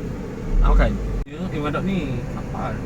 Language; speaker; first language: Malay; native; Malay